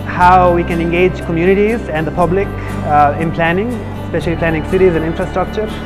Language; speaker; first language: English; non-native, fluent; Arabic